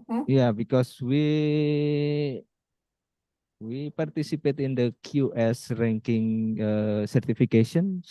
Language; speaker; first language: English; non-native, fluent; Indonesian